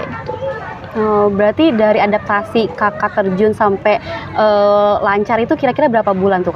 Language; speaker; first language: Indonesian; native; Indonesian